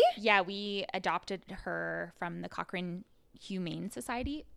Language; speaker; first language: English; native; English